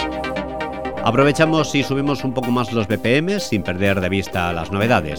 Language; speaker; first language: Spanish; native; Spanish